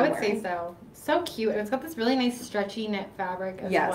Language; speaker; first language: English; native; English